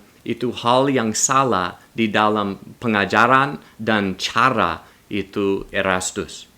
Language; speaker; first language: Indonesian; non-native, learner; English